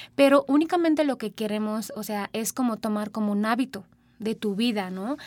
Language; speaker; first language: Spanish; non-native, fluent; Sinhala